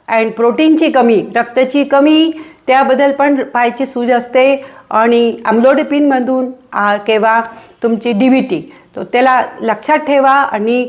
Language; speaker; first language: Marathi; non-native, local second language; Hindi